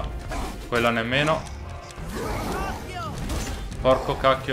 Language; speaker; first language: Italian; native; Italian